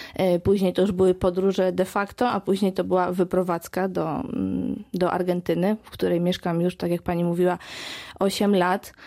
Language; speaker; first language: Polish; native; Polish